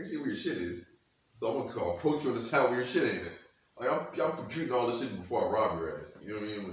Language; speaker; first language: English; native; English